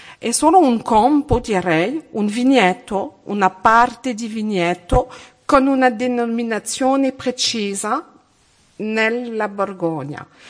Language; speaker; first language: Italian; non-native, learner; French